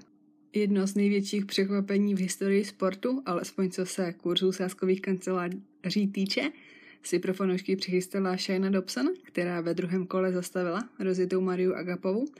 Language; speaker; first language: Czech; native; Czech